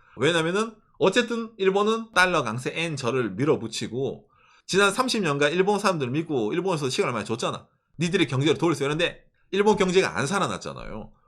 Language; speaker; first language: Korean; native; Korean